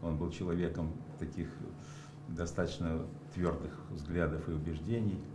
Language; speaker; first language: Russian; native; Russian